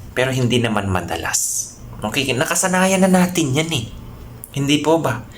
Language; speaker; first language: Filipino; non-native, local second language; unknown